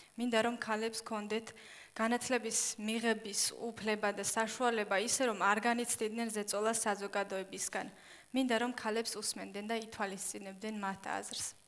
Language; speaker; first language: Georgian; non-native, local second language; Chechen